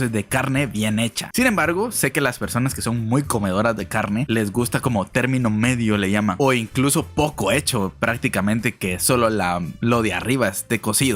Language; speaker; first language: Spanish; native; Spanish